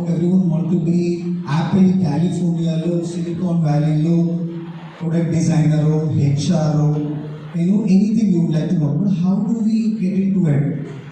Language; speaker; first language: English; non-native, local second language; Telugu